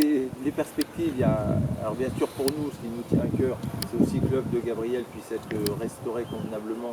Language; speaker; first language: French; native; French